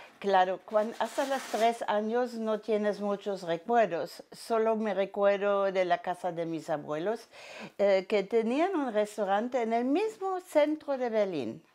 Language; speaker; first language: Spanish; non-native, fluent; German